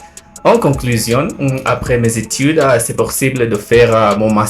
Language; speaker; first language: French; non-native, learner; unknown